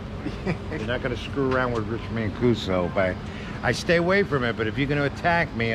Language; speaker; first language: English; native; English